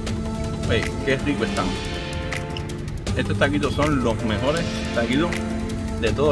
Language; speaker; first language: Spanish; native; Spanish